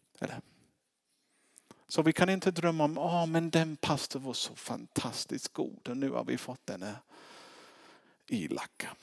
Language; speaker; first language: Swedish; non-native, fluent; English